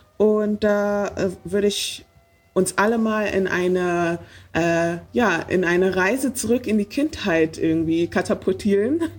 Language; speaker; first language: German; early bilingual, other home language; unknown